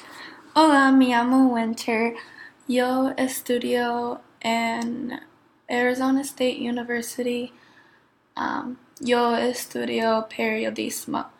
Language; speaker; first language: Spanish; non-native, learner; English